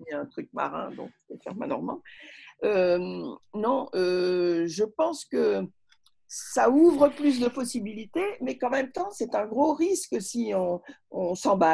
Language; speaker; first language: French; native; French